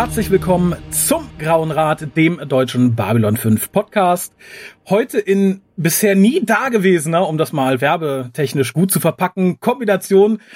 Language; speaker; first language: German; native; German